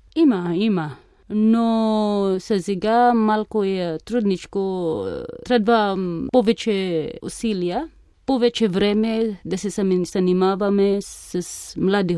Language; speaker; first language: Bulgarian; non-native, fluent; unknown